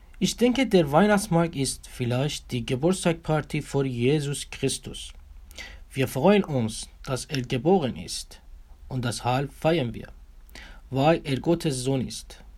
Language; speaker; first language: German; non-native, learner; Persian